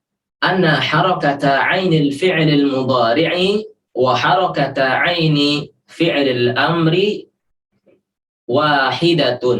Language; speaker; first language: Arabic; non-native, fluent; Indonesian